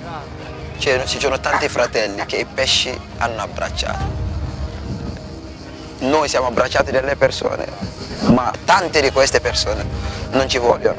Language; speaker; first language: Italian; non-native, fluent; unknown